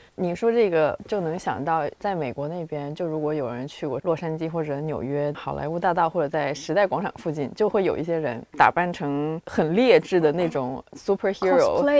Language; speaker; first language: Chinese; native; Chinese